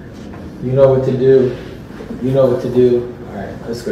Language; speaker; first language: English; native; English